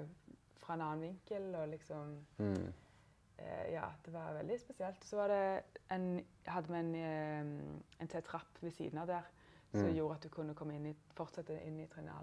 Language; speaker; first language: Norwegian; native; Norwegian